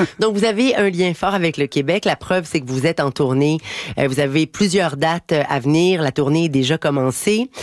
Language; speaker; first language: French; native; French